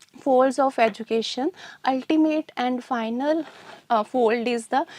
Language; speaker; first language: English; non-native, local second language; Punjabi